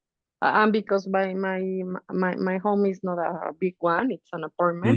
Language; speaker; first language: English; non-native, fluent; Spanish